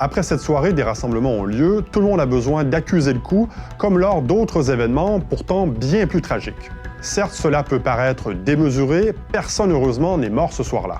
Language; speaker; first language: French; native; French